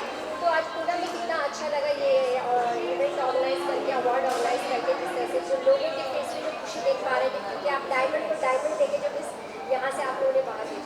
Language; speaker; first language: Hindi; native; Hindi